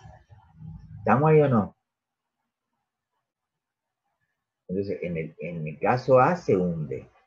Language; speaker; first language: Spanish; native; Spanish